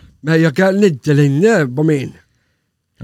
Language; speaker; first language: Swedish; non-native, learner; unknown